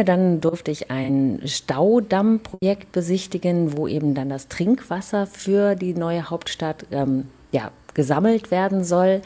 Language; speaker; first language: German; native; German